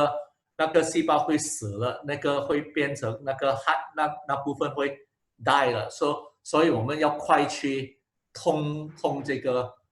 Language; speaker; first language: Chinese; non-native, local second language; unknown